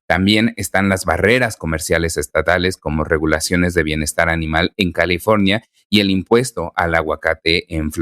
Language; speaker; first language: Spanish; native; Spanish